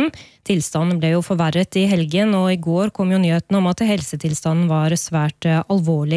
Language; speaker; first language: Norwegian; native; Norwegian